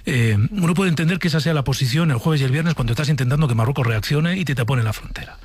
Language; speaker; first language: Spanish; native; Spanish